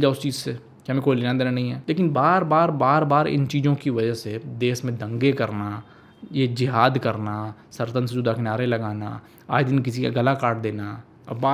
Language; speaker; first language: Hindi; native; Hindi